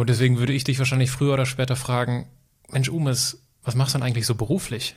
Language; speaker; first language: German; native; German